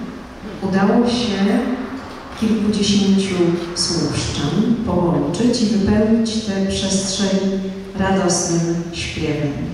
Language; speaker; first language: Polish; native; Polish